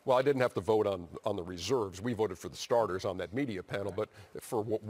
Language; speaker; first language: English; native; English